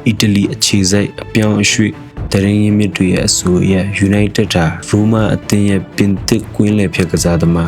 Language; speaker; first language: Burmese; native; Burmese